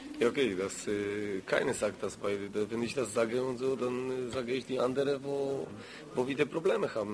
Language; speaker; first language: German; non-native, learner; Greek